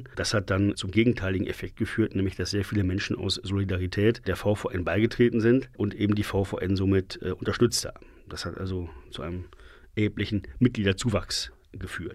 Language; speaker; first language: German; native; German